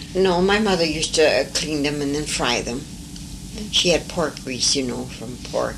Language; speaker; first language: English; early bilingual, other home language; French